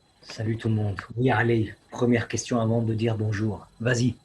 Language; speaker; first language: French; non-native, fluent; Arabic